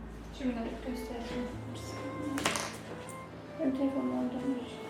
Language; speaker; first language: Turkish; native; Turkish